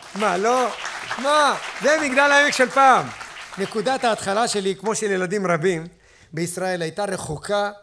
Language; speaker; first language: Hebrew; native; Hebrew